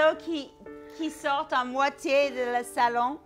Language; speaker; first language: French; non-native, learner; English